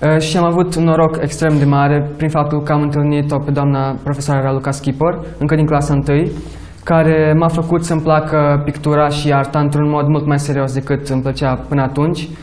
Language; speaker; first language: Romanian; early bilingual, other home language; Portuguese